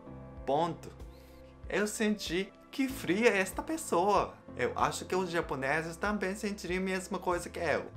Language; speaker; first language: Portuguese; non-native, learner; Japanese